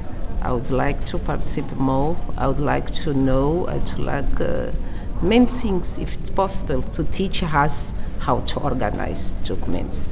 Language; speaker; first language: English; non-native, learner; Portuguese